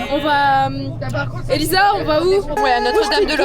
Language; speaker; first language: French; native; French